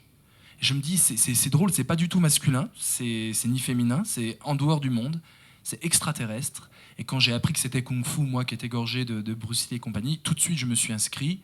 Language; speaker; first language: French; native; French